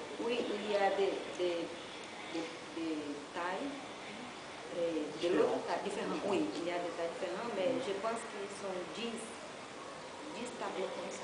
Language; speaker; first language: French; non-native, learner; Portuguese